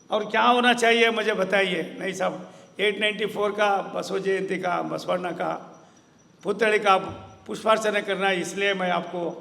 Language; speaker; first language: Hindi; non-native, local second language; Kannada